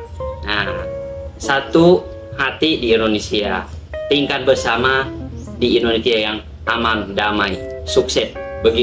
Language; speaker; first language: Indonesian; non-native, learner; Thai